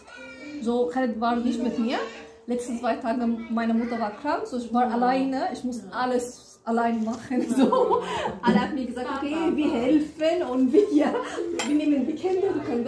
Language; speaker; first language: German; non-native, learner; Bangla